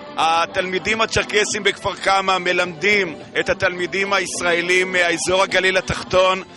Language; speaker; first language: Hebrew; native; Hebrew